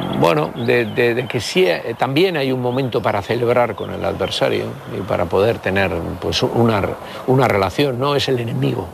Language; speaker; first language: Spanish; native; Spanish